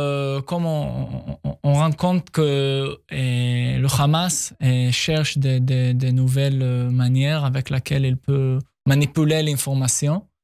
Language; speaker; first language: French; non-native, fluent; Hebrew